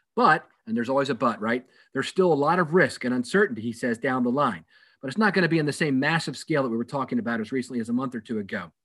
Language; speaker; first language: English; native; English